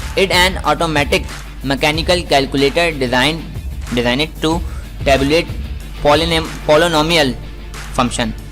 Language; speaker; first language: Urdu; native; Urdu